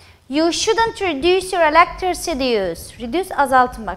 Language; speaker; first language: English; non-native, fluent; Turkish